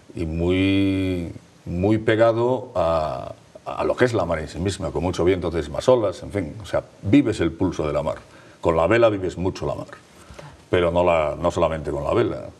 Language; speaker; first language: Spanish; native; Spanish